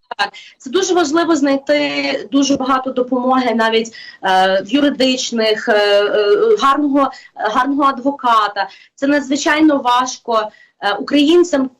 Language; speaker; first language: Ukrainian; native; Ukrainian